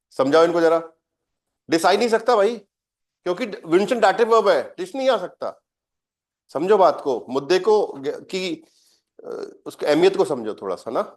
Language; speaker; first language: Hindi; native; Hindi